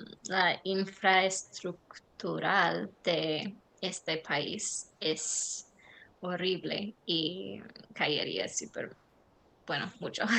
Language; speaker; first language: Spanish; non-native, learner; English